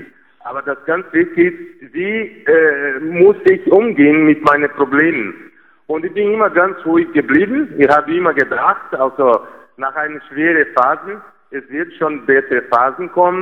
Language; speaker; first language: German; non-native, fluent; Portuguese